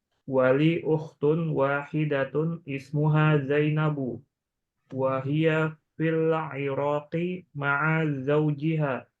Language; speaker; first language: Arabic; non-native, learner; Indonesian